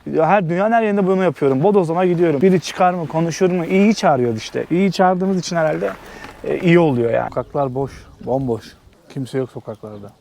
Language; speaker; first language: Turkish; native; Turkish